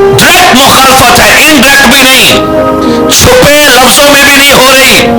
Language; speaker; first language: Urdu; non-native, local second language; Punjabi